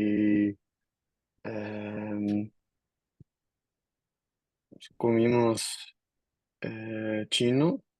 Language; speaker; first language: Spanish; non-native, learner; Dutch